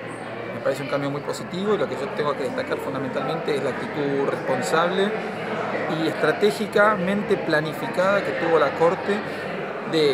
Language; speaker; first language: Spanish; native; Spanish